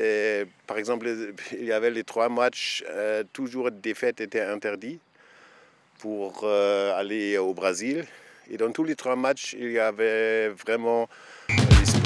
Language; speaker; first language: French; non-native, fluent; German